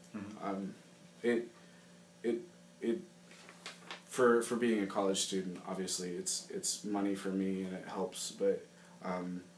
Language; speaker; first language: English; native; English